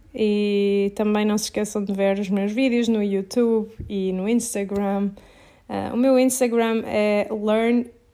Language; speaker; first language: Portuguese; native; Portuguese